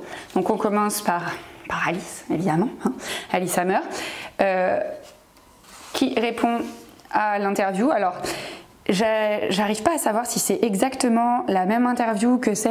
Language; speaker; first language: French; native; French